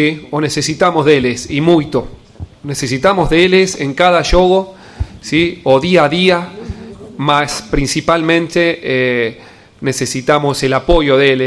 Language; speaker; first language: Portuguese; non-native, learner; Spanish